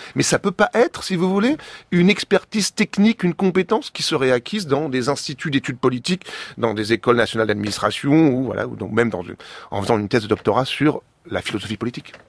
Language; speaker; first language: French; native; French